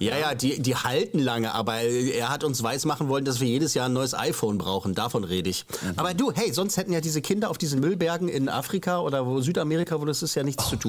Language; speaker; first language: German; native; German